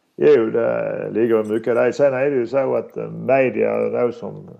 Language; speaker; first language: Swedish; native; Swedish